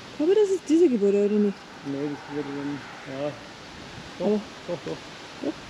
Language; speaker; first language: German; non-native, learner; Ukrainian